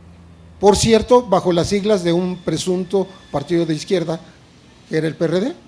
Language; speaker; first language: Spanish; native; Spanish